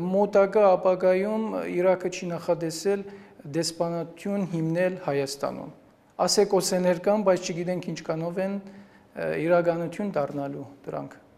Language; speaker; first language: Armenian; early bilingual, heritage; Armenian